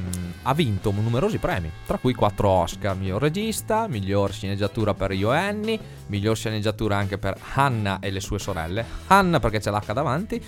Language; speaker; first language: Italian; native; Italian